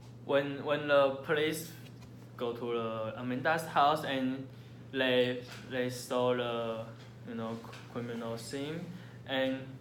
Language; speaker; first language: English; non-native, learner; Chinese